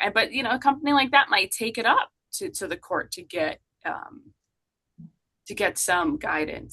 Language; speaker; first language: English; native; English